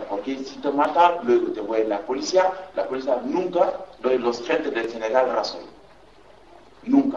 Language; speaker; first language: Spanish; non-native, learner; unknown